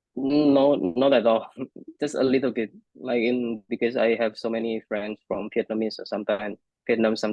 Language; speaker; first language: English; non-native, fluent; Indonesian